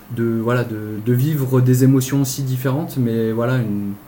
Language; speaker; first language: French; native; French